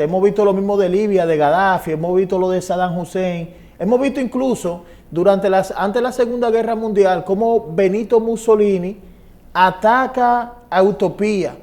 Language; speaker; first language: Spanish; native; Spanish